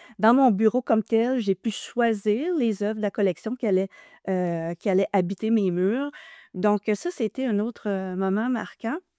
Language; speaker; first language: French; native; French